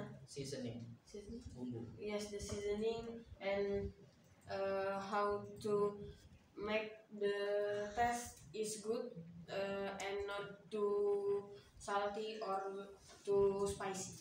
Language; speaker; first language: English; non-native, learner; Indonesian